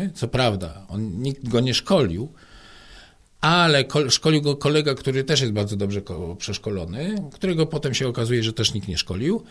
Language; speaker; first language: Polish; native; Polish